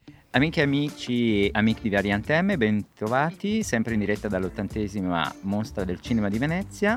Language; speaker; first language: Italian; native; Italian